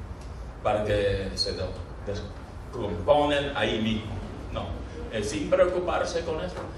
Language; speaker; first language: Spanish; non-native, fluent; English